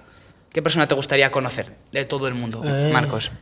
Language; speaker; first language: Spanish; native; Spanish